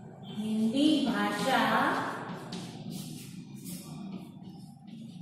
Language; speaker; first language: Hindi; non-native, local second language; Gujarati